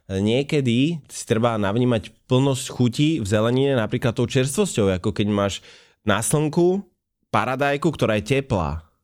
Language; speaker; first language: Slovak; native; Slovak